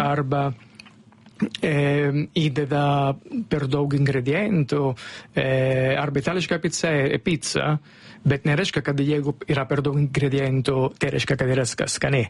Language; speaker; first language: Lithuanian; non-native, fluent; Italian